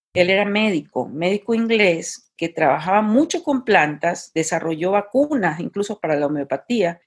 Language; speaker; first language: Spanish; native; Spanish